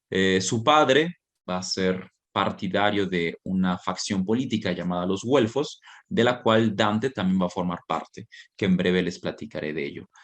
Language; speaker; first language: Spanish; native; Spanish